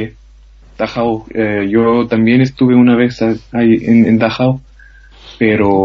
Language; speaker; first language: Spanish; non-native, fluent; German